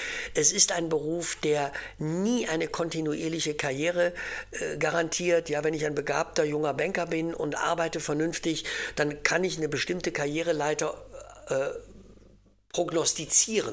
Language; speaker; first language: German; native; German